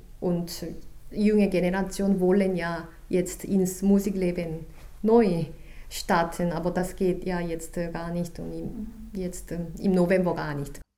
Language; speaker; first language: German; non-native, fluent; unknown